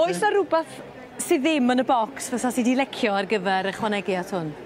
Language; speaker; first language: Welsh; native; Welsh